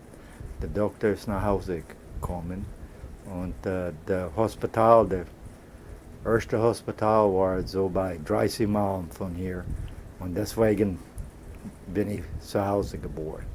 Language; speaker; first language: German; early bilingual, heritage; German